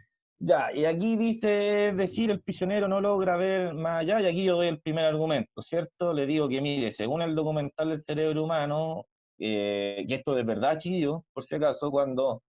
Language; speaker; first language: Spanish; native; Spanish